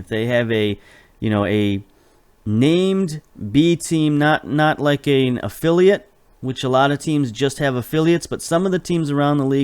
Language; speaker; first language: English; native; English